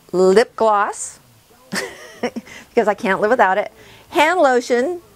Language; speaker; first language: English; native; English